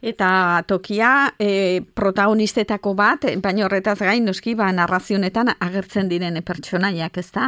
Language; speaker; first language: Basque; native; Basque